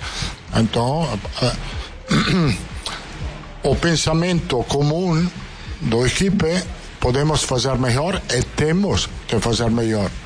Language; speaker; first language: Portuguese; non-native, fluent; Italian